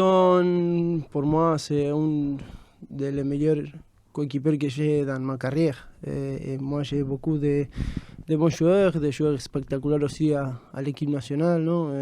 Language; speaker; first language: French; non-native, fluent; Spanish